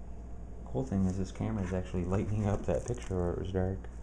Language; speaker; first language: English; native; English